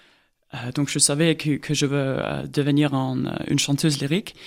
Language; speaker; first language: French; non-native, fluent; Estonian